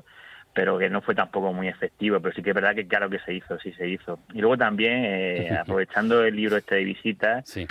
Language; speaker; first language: Spanish; native; Spanish